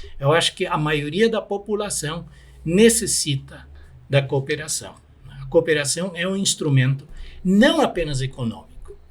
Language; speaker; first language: Portuguese; non-native, local second language; German